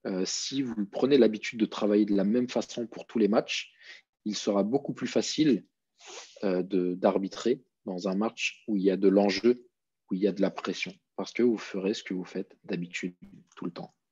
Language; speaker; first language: French; native; French